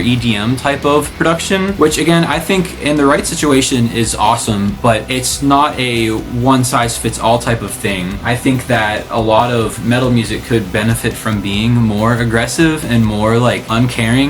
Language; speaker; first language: English; native; English